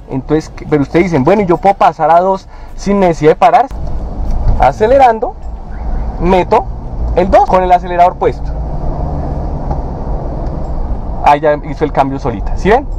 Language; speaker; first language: Spanish; native; Spanish